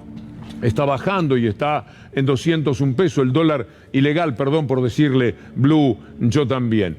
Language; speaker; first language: Spanish; native; Spanish